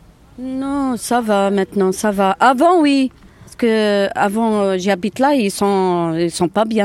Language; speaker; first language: French; non-native, learner; Arabic